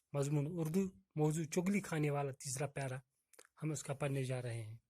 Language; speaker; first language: Hindi; non-native, local second language; Kashmiri